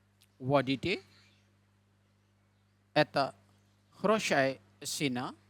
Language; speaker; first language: Russian; non-native, learner; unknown